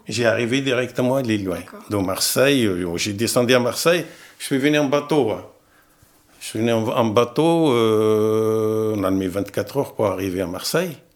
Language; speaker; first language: French; non-native, fluent; Arabic